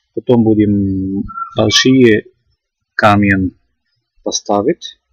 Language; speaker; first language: Russian; non-native, learner; Spanish